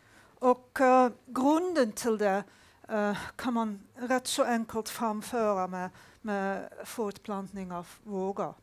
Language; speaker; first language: Swedish; non-native, fluent; Dutch